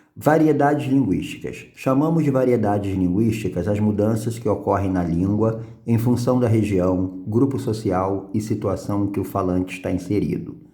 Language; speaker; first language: Portuguese; native; Portuguese